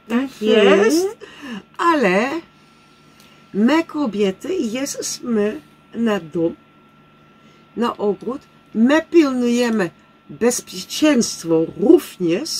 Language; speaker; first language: Polish; non-native, learner; Dutch